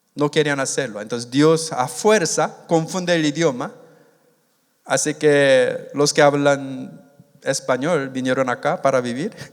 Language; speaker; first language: Spanish; non-native, fluent; Korean